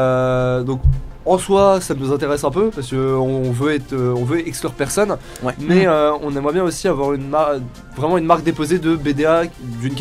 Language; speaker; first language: French; native; French